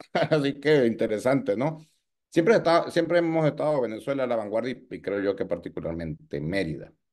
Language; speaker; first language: Spanish; native; Spanish